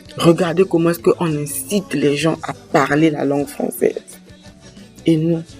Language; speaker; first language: French; native; French